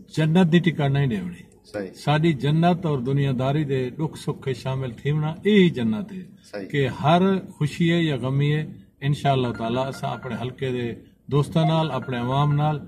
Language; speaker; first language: Punjabi; non-native, local second language; Saraiki